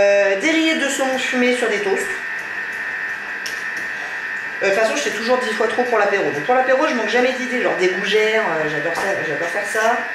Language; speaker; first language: French; native; French